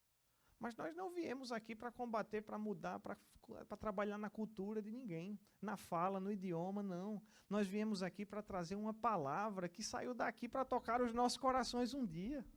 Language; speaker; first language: Portuguese; native; Portuguese